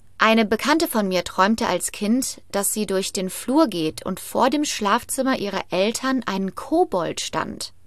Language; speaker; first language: German; native; German